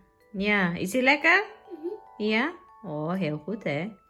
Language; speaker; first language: Dutch; non-native, learner; Cebuano